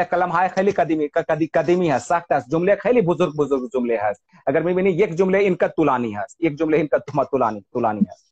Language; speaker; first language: Persian; non-native, fluent; Hindi